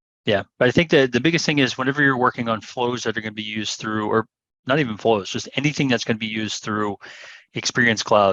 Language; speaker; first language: English; native; English